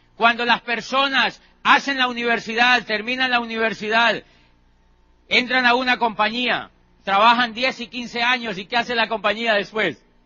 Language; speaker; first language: Spanish; native; Spanish